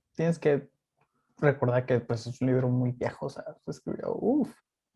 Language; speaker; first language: Spanish; native; Spanish